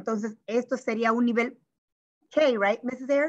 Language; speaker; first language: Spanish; early bilingual, heritage; Spanish